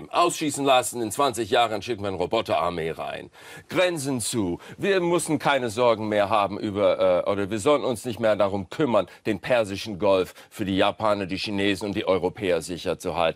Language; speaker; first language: German; non-native, fluent; English